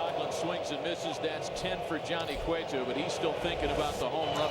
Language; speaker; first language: English; native; English